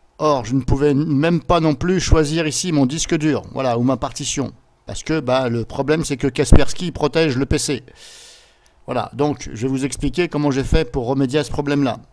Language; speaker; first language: French; native; French